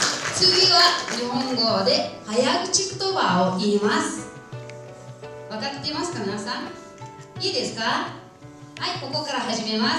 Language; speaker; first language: Japanese; non-native, fluent; Mongolian